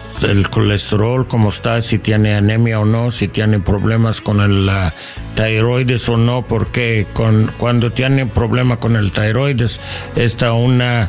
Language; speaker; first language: Spanish; non-native, learner; English